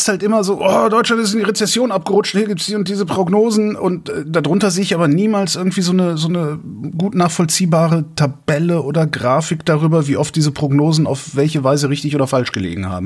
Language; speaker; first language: German; native; German